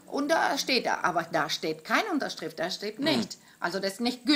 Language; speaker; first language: German; non-native, fluent; Greek